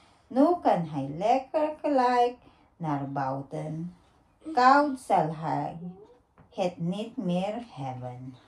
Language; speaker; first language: Dutch; non-native, learner; Filipino